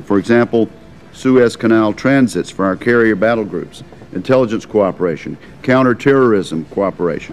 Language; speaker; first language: English; native; English